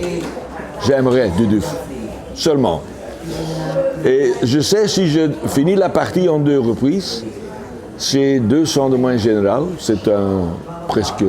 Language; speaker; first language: French; non-native, local second language; Dutch